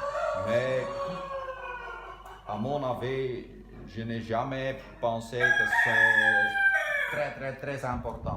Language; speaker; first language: French; non-native, local second language; Dutch